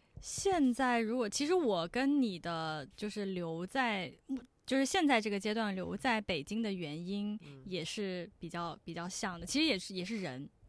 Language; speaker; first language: Chinese; non-native, local second language; Cantonese